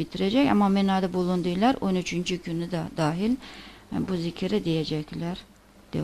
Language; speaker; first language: Turkish; non-native, fluent; Azerbaijani